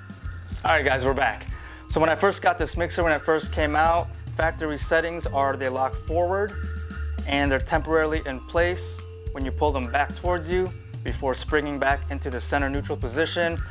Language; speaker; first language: English; native; English